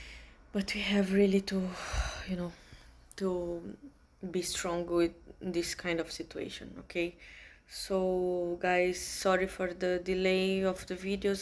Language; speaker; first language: English; non-native, learner; Portuguese